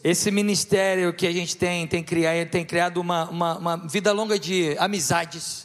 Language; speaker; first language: Portuguese; native; Portuguese